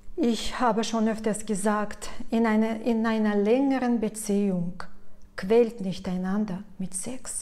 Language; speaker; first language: German; non-native, fluent; Russian